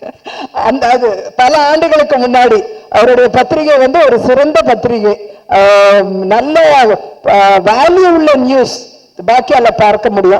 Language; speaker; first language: Tamil; native; Tamil